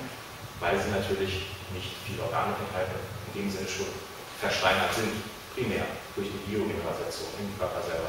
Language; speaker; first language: German; native; German